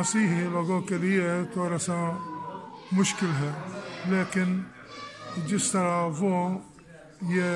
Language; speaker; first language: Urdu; non-native, learner; Maltese